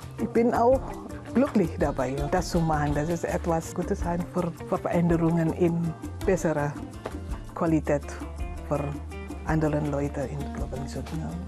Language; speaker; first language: German; non-native, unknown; Indonesian